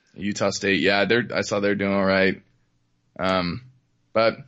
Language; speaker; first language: English; native; English